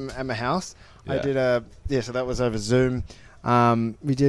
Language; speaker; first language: English; native; English